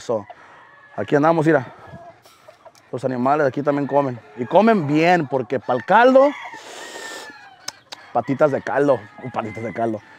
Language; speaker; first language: Spanish; early bilingual, heritage; Spanish